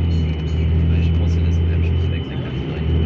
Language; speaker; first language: French; early bilingual, heritage; English